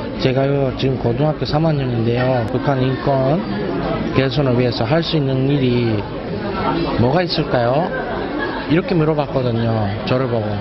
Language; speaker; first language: Korean; non-native, fluent; Japanese